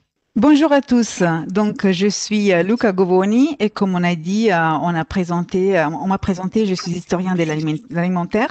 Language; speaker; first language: French; non-native, fluent; Italian